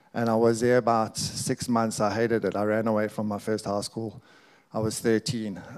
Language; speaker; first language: English; native; English